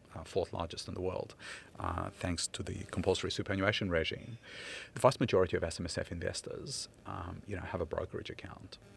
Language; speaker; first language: English; non-native, fluent; Ukrainian